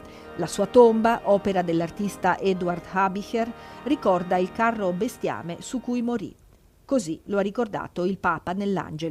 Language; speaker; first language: Italian; native; Italian